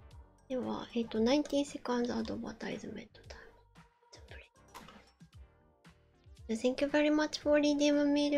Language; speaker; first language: English; non-native, learner; Japanese